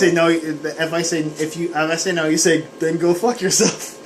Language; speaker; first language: English; native; English